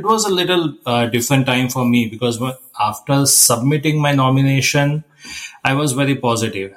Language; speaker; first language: English; non-native, local second language; Gujarati